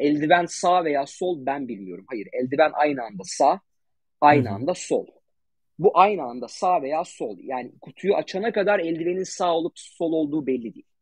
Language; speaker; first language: Turkish; native; Turkish